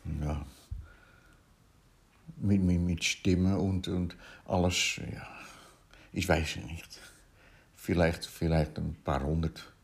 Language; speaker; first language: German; non-native, learner; Dutch